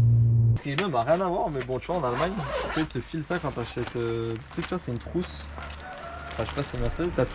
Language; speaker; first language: French; native; French